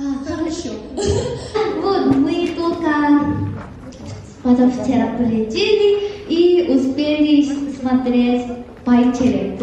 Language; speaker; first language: Russian; non-native, fluent; Korean